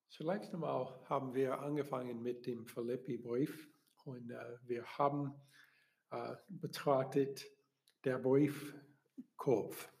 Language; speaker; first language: German; non-native, learner; English